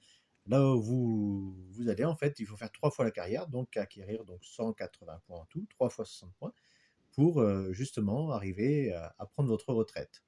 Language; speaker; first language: French; native; French